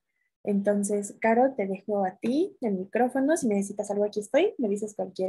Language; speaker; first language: Spanish; native; Spanish